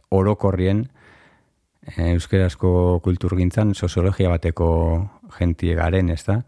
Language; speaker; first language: Basque; native; Basque